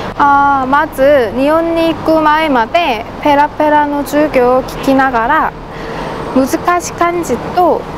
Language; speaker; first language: Japanese; non-native, learner; Korean